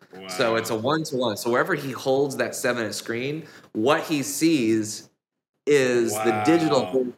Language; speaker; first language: English; native; English